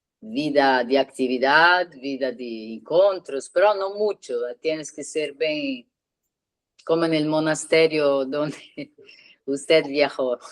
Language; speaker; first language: Spanish; non-native, learner; Italian